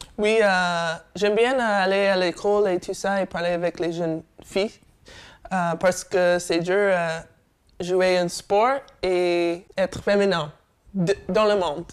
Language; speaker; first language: French; non-native, fluent; English